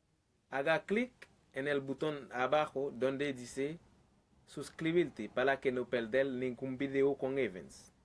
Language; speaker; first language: Spanish; non-native, learner; Haitian Creole